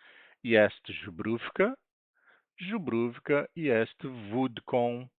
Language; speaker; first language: Polish; non-native, fluent; Portuguese